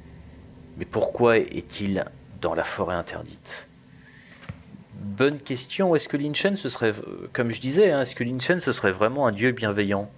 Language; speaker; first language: French; native; French